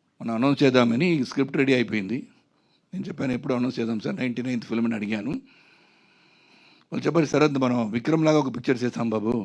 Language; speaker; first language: Telugu; non-native, local second language; Tamil